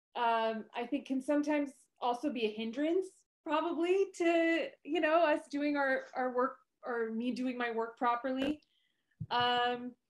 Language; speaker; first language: English; native; English